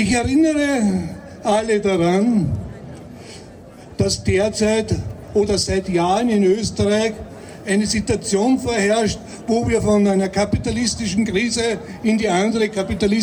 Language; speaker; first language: German; native; German